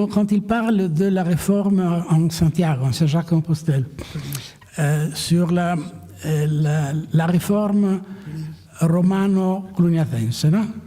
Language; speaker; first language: French; non-native, fluent; Italian